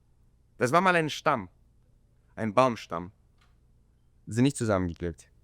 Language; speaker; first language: German; non-native, learner; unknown